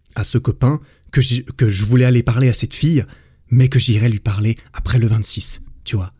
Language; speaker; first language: French; native; French